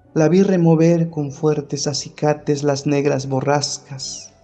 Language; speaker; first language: Spanish; non-native, local second language; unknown